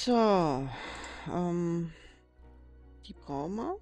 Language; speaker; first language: German; native; German